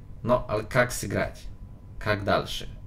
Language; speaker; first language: Russian; non-native, learner; Polish